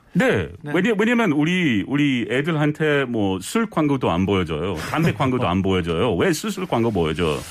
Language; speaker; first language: Korean; non-native, learner; English